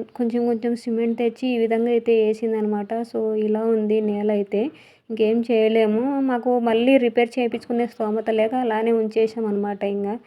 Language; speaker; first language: Telugu; native; Telugu